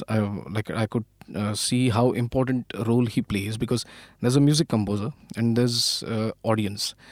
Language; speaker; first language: English; non-native, local second language; Marathi